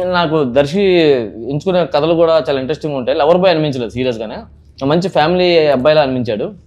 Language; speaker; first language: Telugu; native; Telugu